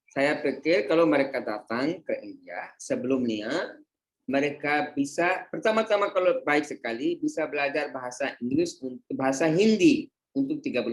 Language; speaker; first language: Indonesian; non-native, fluent; Hindi